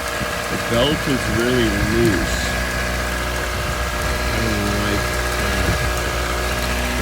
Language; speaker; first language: English; native; English